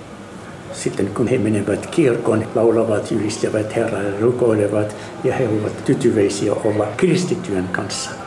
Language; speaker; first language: Finnish; non-native, fluent; Arabic